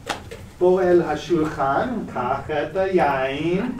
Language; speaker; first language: Hebrew; non-native, learner; English